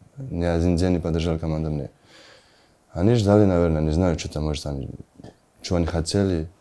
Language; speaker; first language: Russian; non-native, learner; Georgian